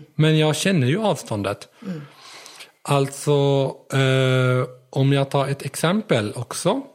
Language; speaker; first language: Swedish; early bilingual, other home language; Arabic